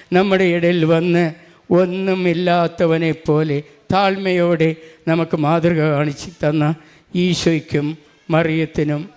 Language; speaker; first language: Malayalam; non-native, local second language; Tamil